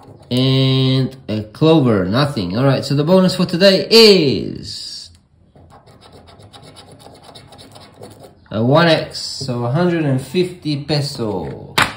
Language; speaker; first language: English; early bilingual, other home language; Portuguese